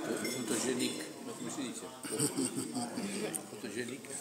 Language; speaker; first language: French; non-native, fluent; Italian